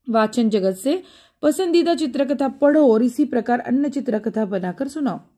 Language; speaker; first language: Hindi; non-native, local second language; Marathi